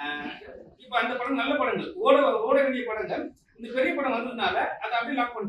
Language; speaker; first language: Tamil; native; Tamil